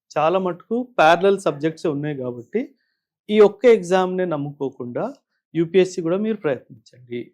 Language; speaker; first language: Telugu; non-native, local second language; Punjabi